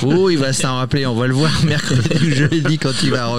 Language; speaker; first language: French; native; French